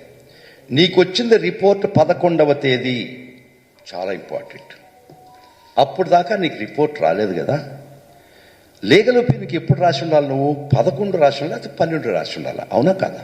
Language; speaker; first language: Telugu; native; Telugu